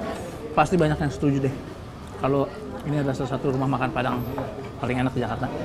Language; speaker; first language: Indonesian; native; Indonesian